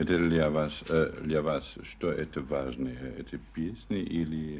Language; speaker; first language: Russian; non-native, learner; German